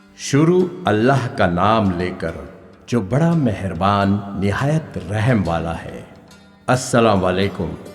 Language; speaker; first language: Urdu; native; Urdu